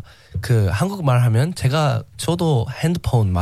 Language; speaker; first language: Korean; non-native, learner; English